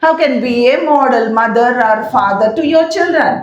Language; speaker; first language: English; non-native, local second language; Telugu